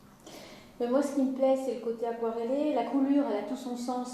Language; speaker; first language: French; native; French